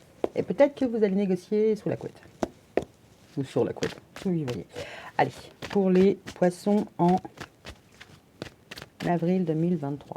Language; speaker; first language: French; native; French